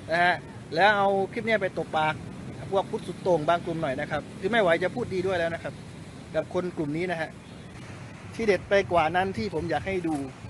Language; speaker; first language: Thai; native; Thai